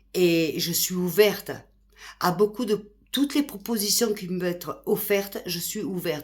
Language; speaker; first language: French; native; French